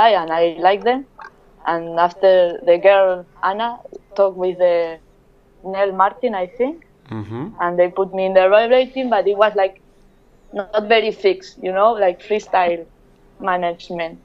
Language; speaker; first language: English; non-native, fluent; Spanish